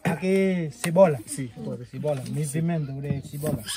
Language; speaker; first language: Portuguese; non-native, learner; Vietnamese